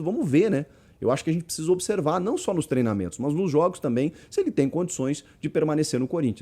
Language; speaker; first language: Portuguese; native; Portuguese